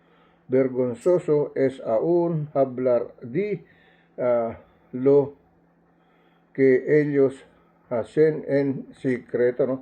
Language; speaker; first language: Spanish; non-native, learner; Filipino